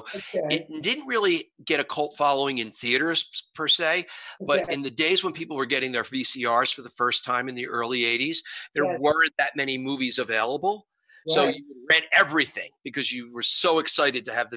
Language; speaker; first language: English; native; English